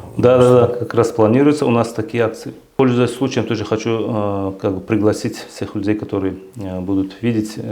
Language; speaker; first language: Russian; non-native, local second language; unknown